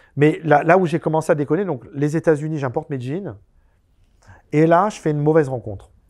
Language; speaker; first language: French; native; French